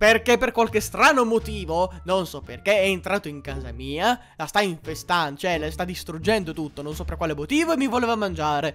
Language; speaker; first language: Italian; native; Italian